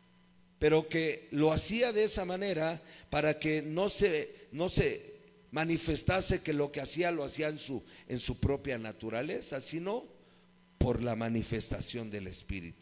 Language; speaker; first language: Spanish; native; Spanish